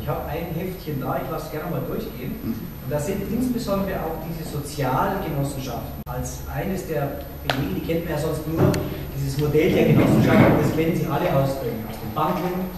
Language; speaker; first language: German; native; German